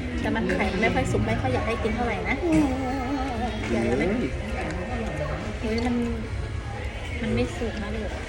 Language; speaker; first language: Thai; native; Thai